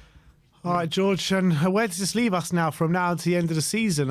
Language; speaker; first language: English; native; English